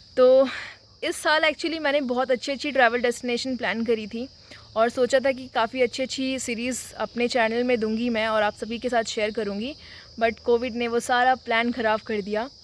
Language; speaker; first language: Hindi; native; Hindi